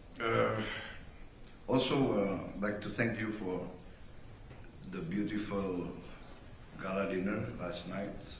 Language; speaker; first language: English; non-native, fluent; Indonesian